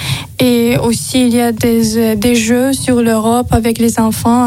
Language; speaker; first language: French; non-native, learner; Azerbaijani